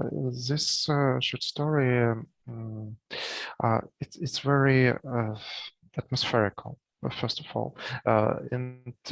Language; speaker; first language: English; non-native, learner; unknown